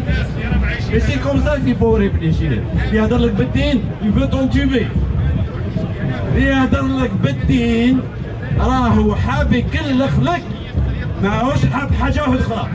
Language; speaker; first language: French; non-native, local second language; Arabic